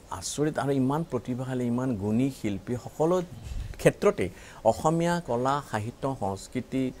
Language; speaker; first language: Assamese; native; Assamese